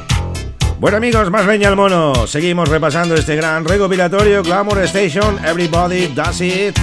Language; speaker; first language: Spanish; native; Spanish